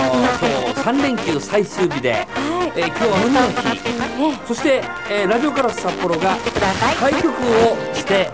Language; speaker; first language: Japanese; native; Japanese